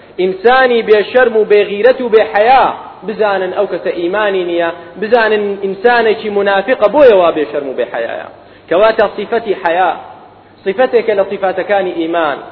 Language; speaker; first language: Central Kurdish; native; Central Kurdish